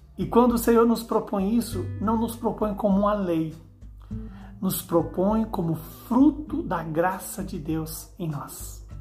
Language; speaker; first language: Portuguese; native; Portuguese